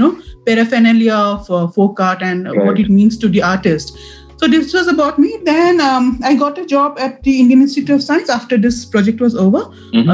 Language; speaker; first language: English; non-native, local second language; Assamese